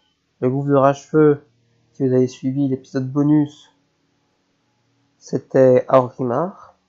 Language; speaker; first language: French; native; French